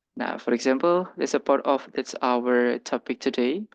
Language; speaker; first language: English; non-native, learner; Indonesian